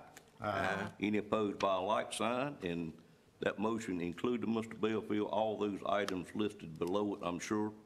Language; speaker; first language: English; native; English